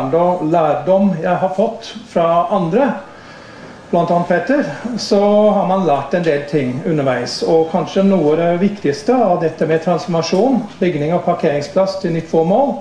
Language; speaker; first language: Norwegian; non-native, fluent; English